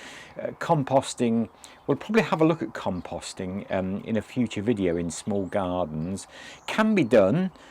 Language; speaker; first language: English; native; English